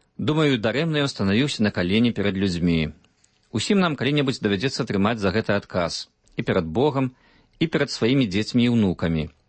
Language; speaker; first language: Belarusian; native; Belarusian